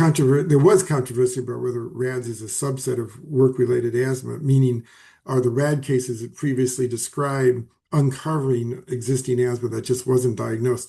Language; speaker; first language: English; native; English